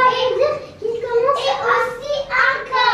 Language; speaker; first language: French; non-native, local second language; Arabic